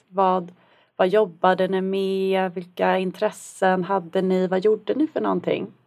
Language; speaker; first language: Swedish; native; Swedish